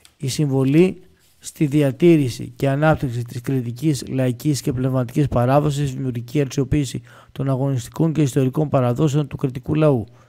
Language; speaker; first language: Greek; native; Greek